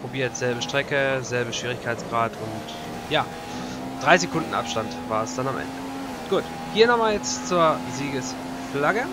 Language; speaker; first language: German; native; German